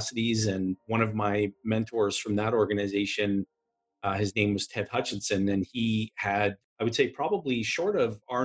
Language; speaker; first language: English; native; English